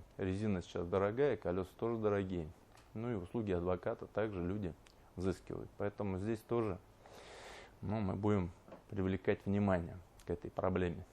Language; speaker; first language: Russian; native; Russian